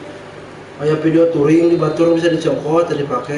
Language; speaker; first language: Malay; non-native, local second language; Sundanese